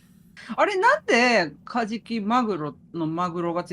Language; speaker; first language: Japanese; native; Japanese